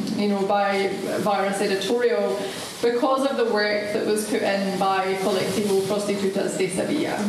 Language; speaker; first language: English; native; English